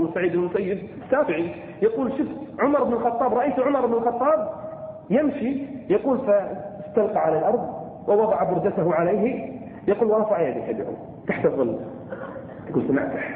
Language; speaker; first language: Arabic; native; Arabic